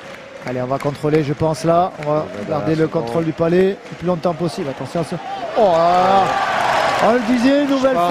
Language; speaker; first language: French; native; French